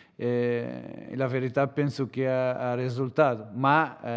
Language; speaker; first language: Italian; non-native, learner; Portuguese